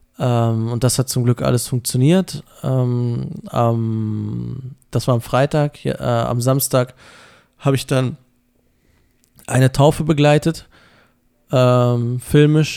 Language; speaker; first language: German; native; German